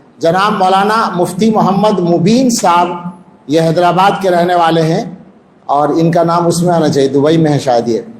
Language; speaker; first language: Urdu; non-native, local second language; Punjabi